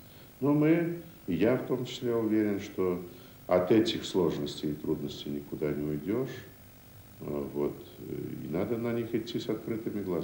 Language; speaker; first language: Russian; native; Russian